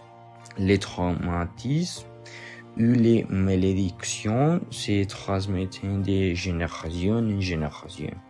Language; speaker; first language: French; non-native, learner; Spanish